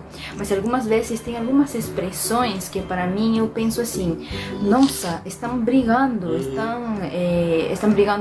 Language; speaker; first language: Portuguese; non-native, fluent; Spanish